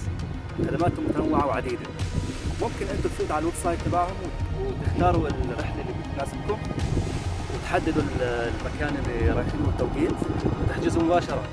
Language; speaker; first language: Arabic; native; Arabic